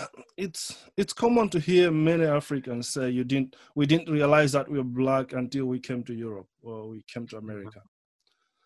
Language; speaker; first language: English; non-native, local second language; Nyanja